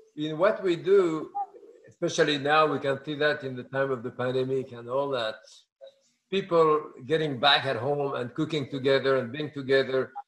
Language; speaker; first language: English; non-native, fluent; French